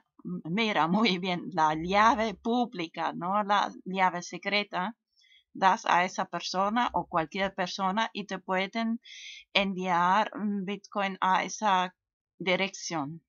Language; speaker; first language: Spanish; non-native, fluent; German